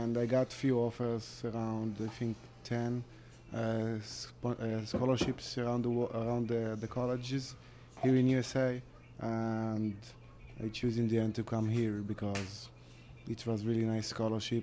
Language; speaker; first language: English; non-native, learner; Hebrew